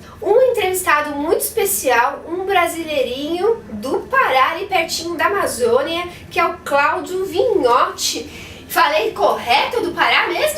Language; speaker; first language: Portuguese; native; Portuguese